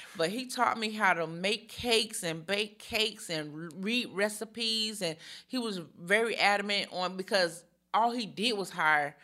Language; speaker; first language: English; early bilingual, other home language; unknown